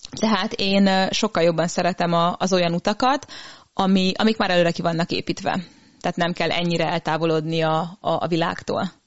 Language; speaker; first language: Hungarian; native; Hungarian